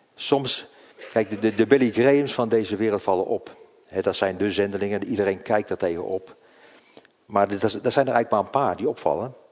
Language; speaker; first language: Dutch; native; Dutch